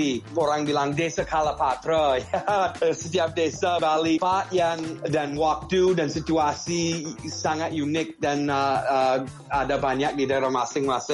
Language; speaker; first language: Indonesian; non-native, fluent; English